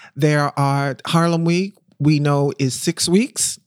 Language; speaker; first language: English; native; English